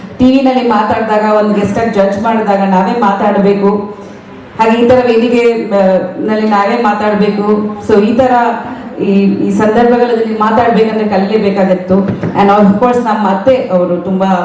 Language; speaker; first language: Kannada; non-native, fluent; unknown